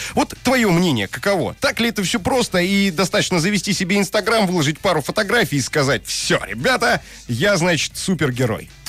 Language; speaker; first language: Russian; native; Russian